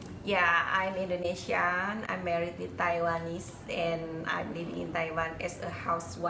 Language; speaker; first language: English; non-native, learner; Indonesian